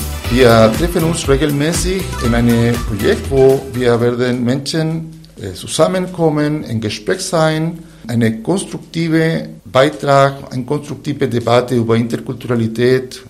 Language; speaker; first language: German; non-native, fluent; Spanish